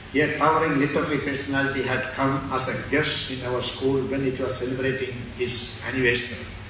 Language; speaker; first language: English; non-native, local second language; Malayalam